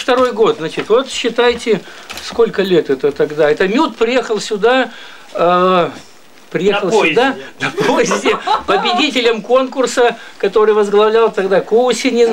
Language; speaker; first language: Russian; native; Russian